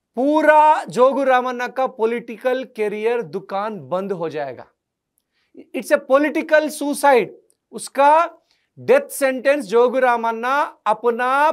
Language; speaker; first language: Hindi; non-native, local second language; Telugu